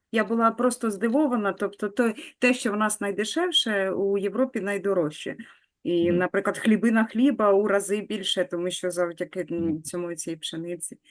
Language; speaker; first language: Ukrainian; native; Ukrainian